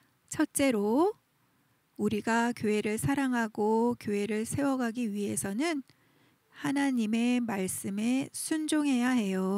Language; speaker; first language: Korean; native; Korean